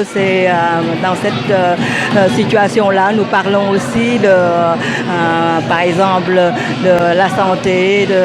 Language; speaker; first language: French; non-native, fluent; Vietnamese